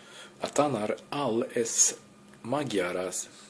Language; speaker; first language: Hungarian; non-native, learner; English